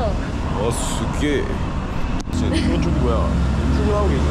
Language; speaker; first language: Korean; native; Korean